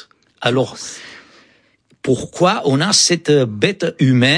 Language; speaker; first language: French; non-native, fluent; Romanian